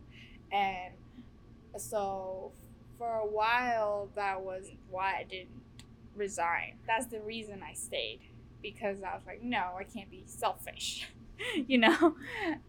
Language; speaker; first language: English; early bilingual, other home language; Spanish